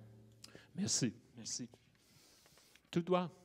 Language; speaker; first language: French; non-native, learner; English